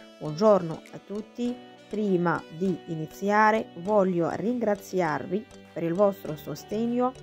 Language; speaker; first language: Italian; non-native, learner; Arabic